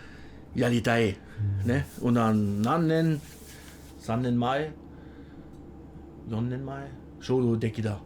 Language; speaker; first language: Japanese; non-native, learner; German